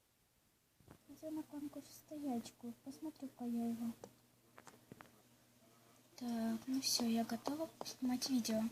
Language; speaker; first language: Russian; native; Russian